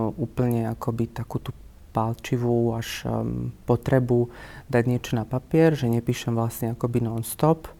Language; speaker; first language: Slovak; native; Slovak